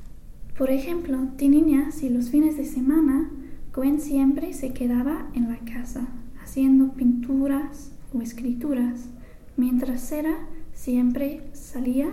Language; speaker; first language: Spanish; non-native, fluent; English